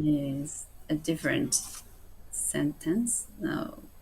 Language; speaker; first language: English; non-native, learner; Japanese